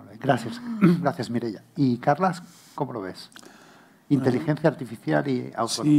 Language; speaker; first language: Spanish; native; Spanish